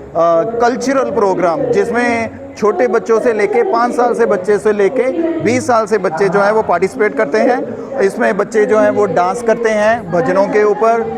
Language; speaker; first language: Hindi; non-native, local second language; Gujarati